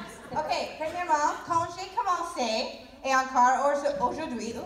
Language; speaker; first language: French; non-native, learner; English